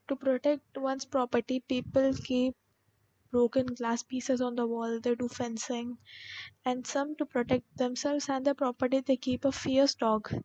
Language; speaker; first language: English; non-native, local second language; Hindi